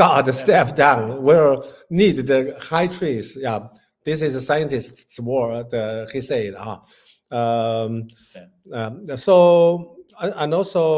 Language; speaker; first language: English; non-native, learner; Chinese